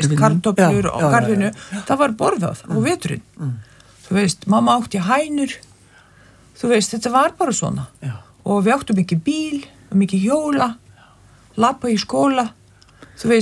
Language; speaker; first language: Icelandic; non-native, fluent; Lithuanian